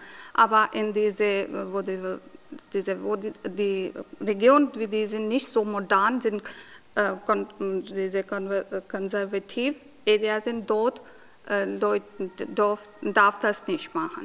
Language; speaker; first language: German; non-native, learner; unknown